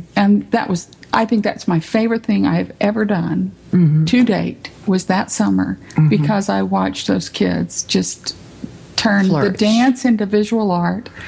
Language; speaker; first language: English; native; English